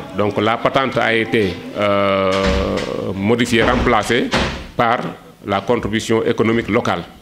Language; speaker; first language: French; non-native, local second language; Wolof